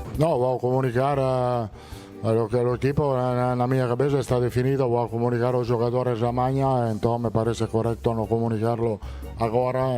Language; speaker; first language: Portuguese; non-native, fluent; Italian